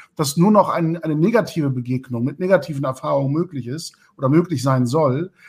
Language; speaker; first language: German; native; German